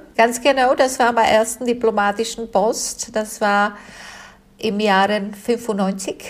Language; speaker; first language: German; non-native, fluent; Czech